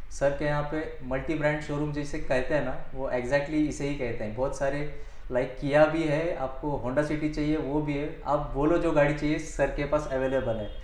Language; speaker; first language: Hindi; non-native, local second language; Marathi